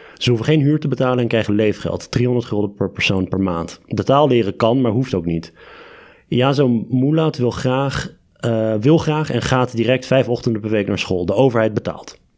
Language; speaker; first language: Dutch; native; Dutch